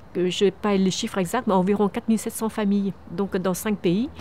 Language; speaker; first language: French; early bilingual, other home language; Vietnamese